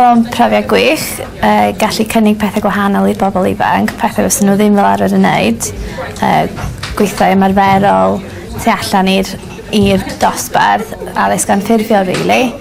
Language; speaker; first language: Welsh; native; Welsh